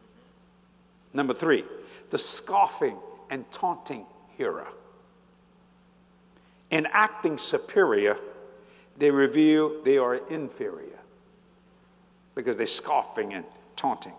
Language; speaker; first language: English; native; English